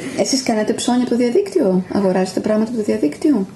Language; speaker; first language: Greek; native; Greek